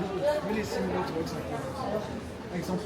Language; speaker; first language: English; non-native, fluent; French